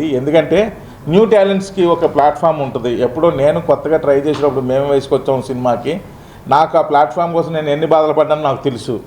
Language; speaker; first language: Telugu; native; Telugu